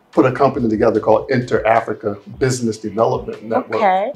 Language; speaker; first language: English; native; English